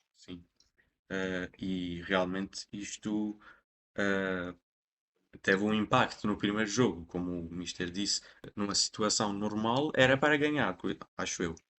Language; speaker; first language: Portuguese; non-native, fluent; Persian